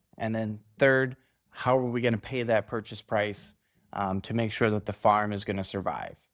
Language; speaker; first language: English; native; English